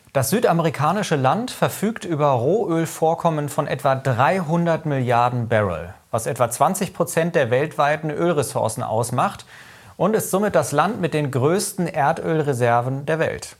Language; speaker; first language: German; native; German